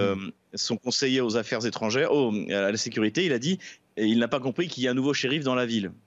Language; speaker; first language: French; native; French